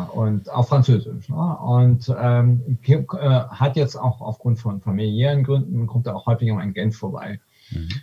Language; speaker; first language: German; native; German